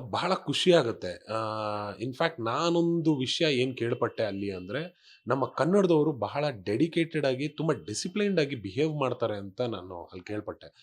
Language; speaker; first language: Kannada; non-native, local second language; Kodava